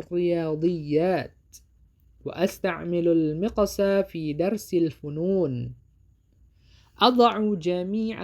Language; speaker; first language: Arabic; non-native, fluent; Indonesian